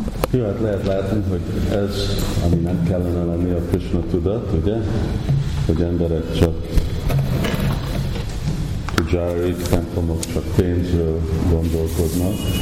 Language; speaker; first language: Hungarian; native; Hungarian